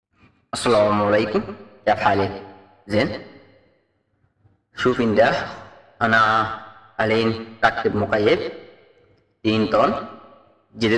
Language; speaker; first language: Arabic; non-native, learner; Bangla